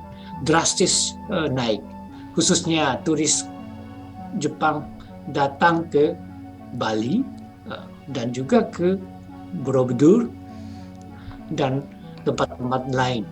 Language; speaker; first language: Indonesian; non-native, fluent; Japanese